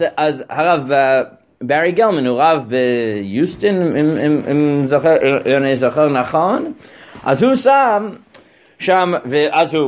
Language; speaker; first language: Hebrew; non-native, fluent; English